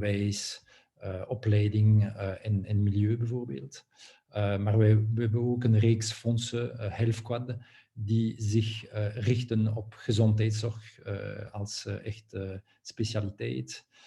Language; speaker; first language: Dutch; non-native, local second language; French